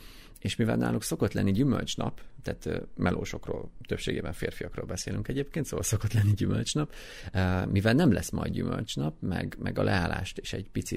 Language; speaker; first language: Hungarian; native; Hungarian